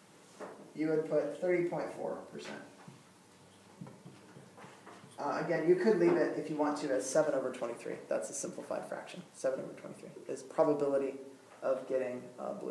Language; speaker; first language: English; native; English